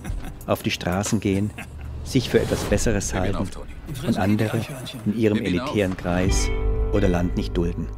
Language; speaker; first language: German; native; German